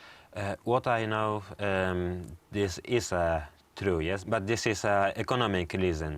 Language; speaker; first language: English; non-native, learner; Japanese